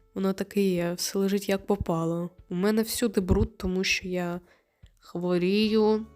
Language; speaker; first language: Ukrainian; non-native, local second language; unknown